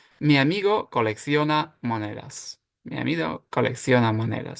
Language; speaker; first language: Spanish; non-native, fluent; Ukrainian